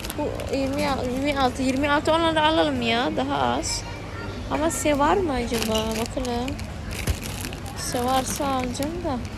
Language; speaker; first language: Turkish; non-native, learner; Indonesian